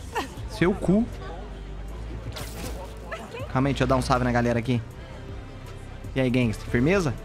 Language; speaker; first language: Portuguese; native; Portuguese